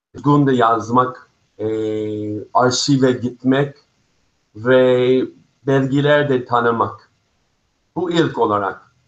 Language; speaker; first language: Turkish; non-native, fluent; English